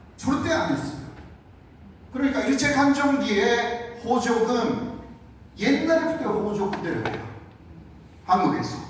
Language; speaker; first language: Korean; non-native, fluent; Japanese